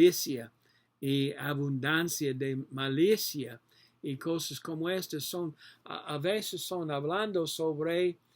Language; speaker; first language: Spanish; non-native, learner; English